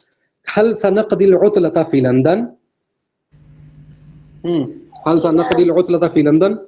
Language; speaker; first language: Arabic; non-native, fluent; Urdu